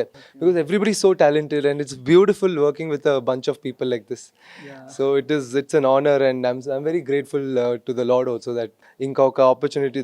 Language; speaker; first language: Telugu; non-native, fluent; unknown